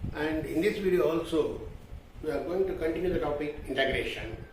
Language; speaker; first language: English; non-native, local second language; Tamil